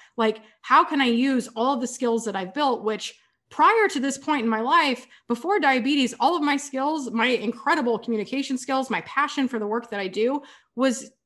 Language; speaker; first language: English; native; English